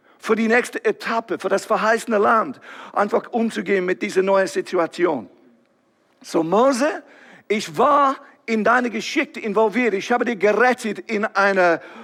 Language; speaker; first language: German; non-native, local second language; English